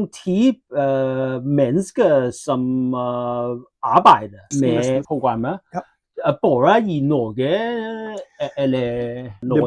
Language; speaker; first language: Norwegian; non-native, learner; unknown